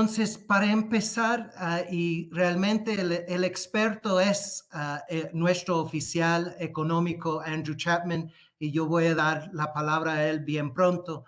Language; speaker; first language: Spanish; non-native, fluent; English